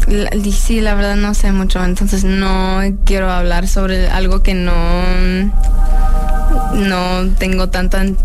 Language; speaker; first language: Spanish; early bilingual, heritage; English